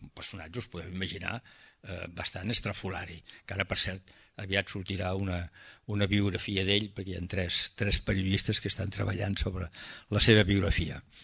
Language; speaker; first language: Catalan; early bilingual, heritage; Catalan